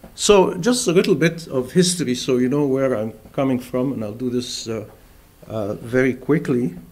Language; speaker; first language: English; non-native, fluent; Arabic